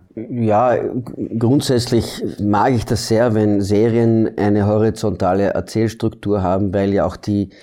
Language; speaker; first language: German; early bilingual, heritage; German